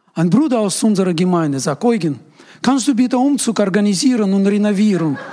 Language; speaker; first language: German; non-native, fluent; Russian